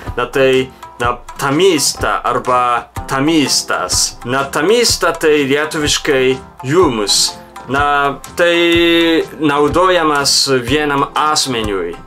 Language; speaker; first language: Lithuanian; non-native, fluent; Japanese